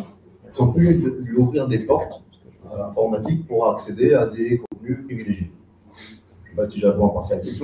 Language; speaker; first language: French; native; French